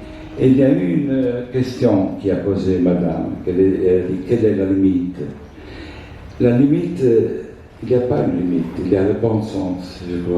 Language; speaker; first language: French; non-native, fluent; Italian